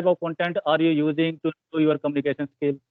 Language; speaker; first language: English; non-native, learner; Hindi